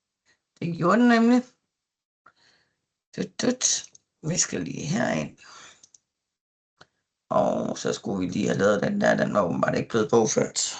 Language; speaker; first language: Danish; native; Danish